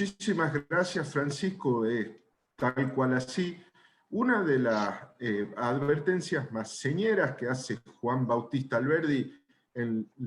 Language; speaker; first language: Spanish; native; Spanish